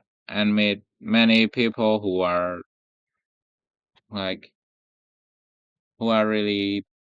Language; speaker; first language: English; non-native, learner; Vietnamese